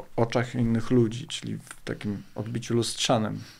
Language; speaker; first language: Polish; native; Polish